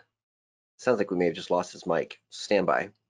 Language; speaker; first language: English; native; English